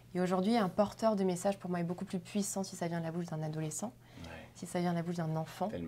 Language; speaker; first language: French; native; French